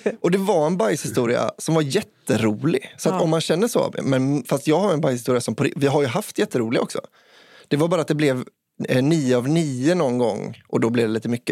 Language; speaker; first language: Swedish; native; Swedish